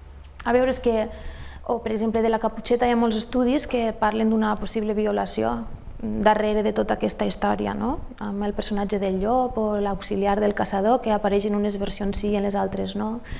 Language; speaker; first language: Catalan; native; Catalan